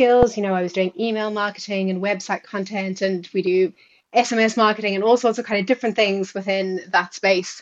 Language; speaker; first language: English; native; English